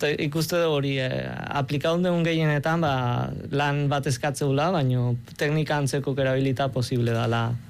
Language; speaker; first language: Basque; native; Basque